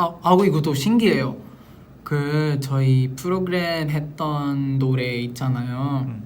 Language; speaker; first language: Korean; non-native, local second language; Filipino